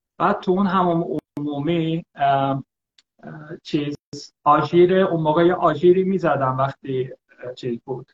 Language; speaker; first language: Persian; early bilingual, heritage; Persian